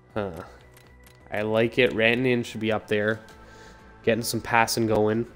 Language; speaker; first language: English; native; English